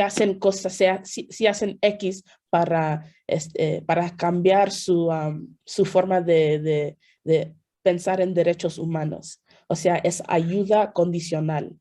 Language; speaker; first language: Spanish; early bilingual, heritage; Spanish